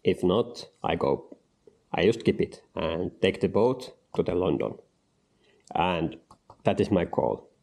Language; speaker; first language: English; non-native, learner; Finnish